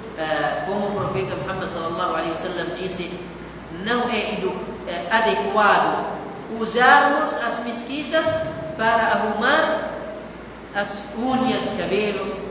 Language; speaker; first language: Portuguese; non-native, fluent; Arabic